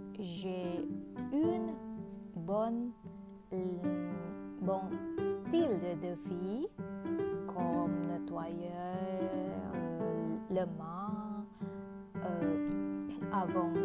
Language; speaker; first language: French; non-native, learner; Indonesian